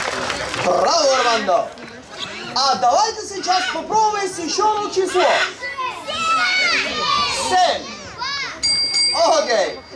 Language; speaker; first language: Russian; non-native, learner; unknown